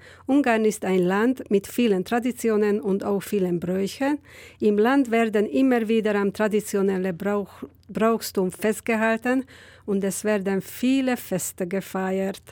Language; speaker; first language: German; non-native, fluent; Hungarian